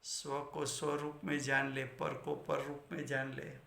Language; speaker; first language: Hindi; non-native, local second language; Gujarati